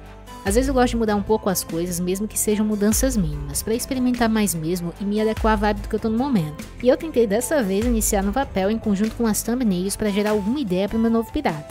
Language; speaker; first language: Portuguese; native; Portuguese